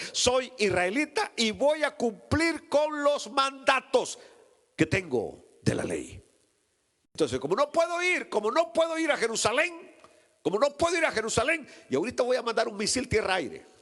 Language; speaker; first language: Spanish; native; Spanish